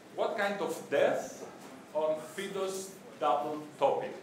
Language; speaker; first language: English; non-native, fluent; Greek